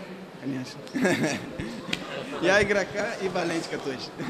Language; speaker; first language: Russian; non-native, learner; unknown